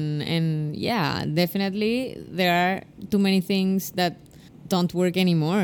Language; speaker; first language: English; non-native, fluent; Spanish